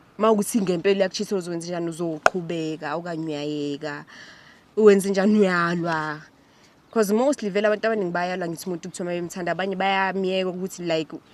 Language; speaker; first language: Zulu; non-native, local second language; Southern Sotho